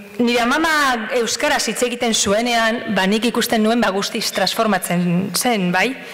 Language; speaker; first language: Basque; non-native, local second language; Spanish